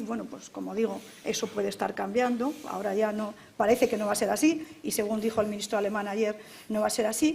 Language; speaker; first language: Spanish; native; Spanish